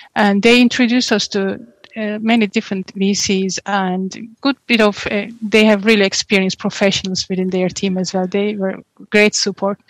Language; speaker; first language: English; non-native, fluent; Turkish